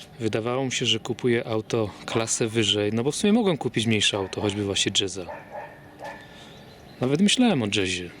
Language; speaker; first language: Polish; native; Polish